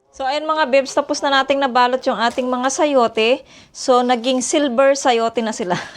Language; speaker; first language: Filipino; native; Filipino